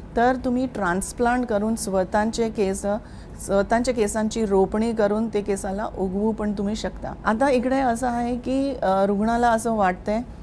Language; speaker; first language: Marathi; non-native, local second language; Hindi